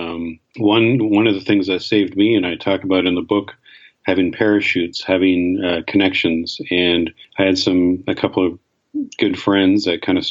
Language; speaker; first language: English; native; English